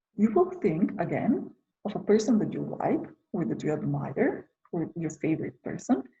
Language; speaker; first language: English; non-native, fluent; Macedonian